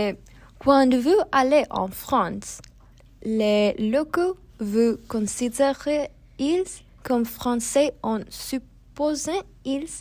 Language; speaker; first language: French; non-native, learner; English